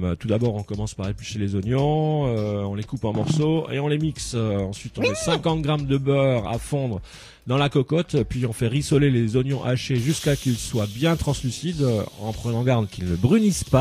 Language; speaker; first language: French; native; French